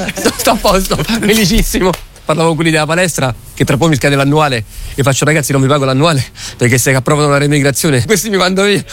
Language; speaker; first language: Italian; early bilingual, other home language; Arabic